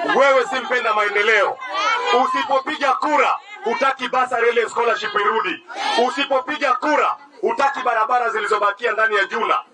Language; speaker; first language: Swahili; native; Swahili